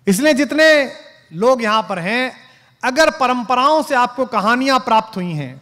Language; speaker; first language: Hindi; native; Hindi